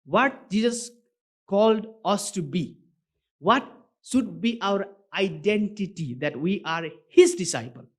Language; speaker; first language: English; non-native, local second language; Nepali